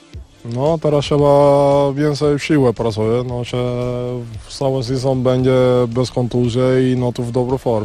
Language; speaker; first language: Polish; non-native, learner; Spanish